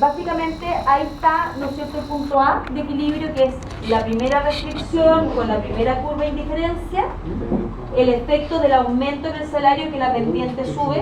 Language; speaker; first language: Spanish; native; Spanish